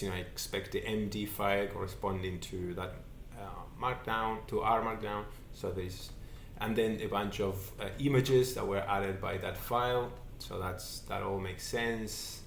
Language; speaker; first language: English; non-native, fluent; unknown